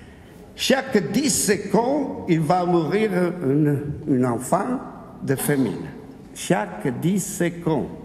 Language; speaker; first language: French; non-native, fluent; Italian